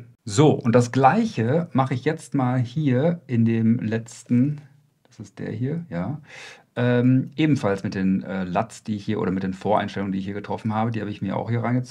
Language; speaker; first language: German; native; German